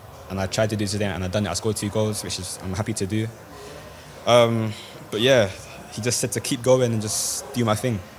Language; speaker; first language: English; native; English